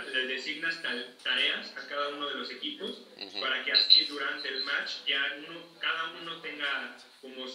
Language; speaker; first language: Spanish; native; Spanish